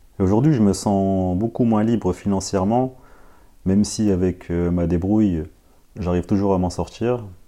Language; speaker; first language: French; early bilingual, other home language; Khmer